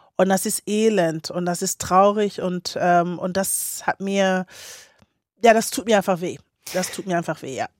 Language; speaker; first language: German; early bilingual, other home language; Akan